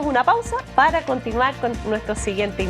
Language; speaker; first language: Spanish; native; Spanish